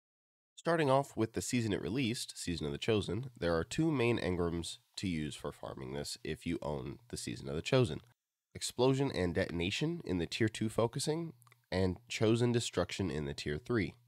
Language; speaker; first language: English; native; English